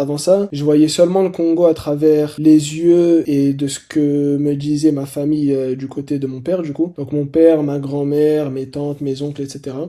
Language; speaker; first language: French; native; French